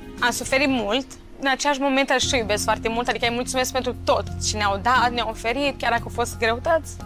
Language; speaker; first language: Romanian; early bilingual, heritage; Romanian